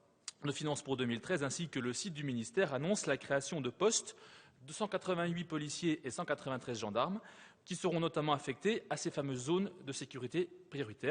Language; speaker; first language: French; native; French